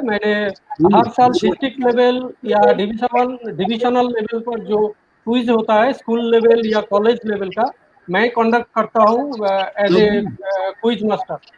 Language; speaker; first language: Hindi; non-native, local second language; Bangla